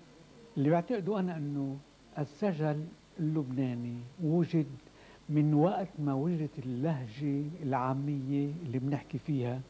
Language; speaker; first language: Arabic; native; Arabic